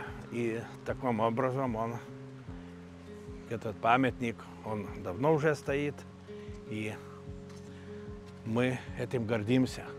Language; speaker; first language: Russian; non-native, local second language; Lithuanian